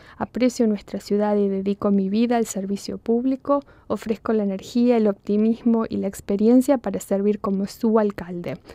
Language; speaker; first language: Spanish; early bilingual, heritage; Spanish